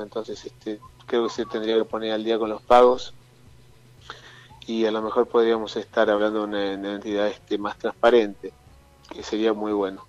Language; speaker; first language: Spanish; native; Spanish